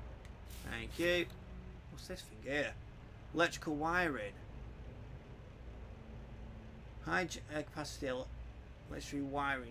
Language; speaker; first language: English; native; English